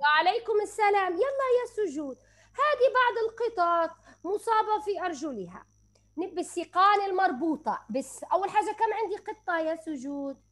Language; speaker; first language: Arabic; native; Arabic